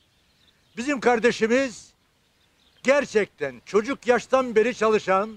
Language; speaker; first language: Turkish; native; Turkish